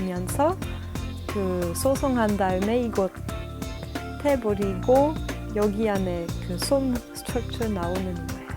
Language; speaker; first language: Korean; non-native, fluent; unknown